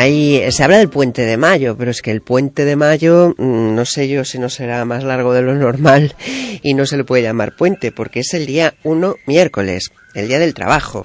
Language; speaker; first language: Spanish; native; Spanish